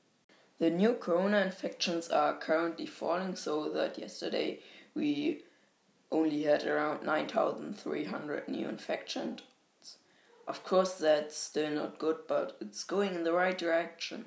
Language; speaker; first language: English; non-native, fluent; German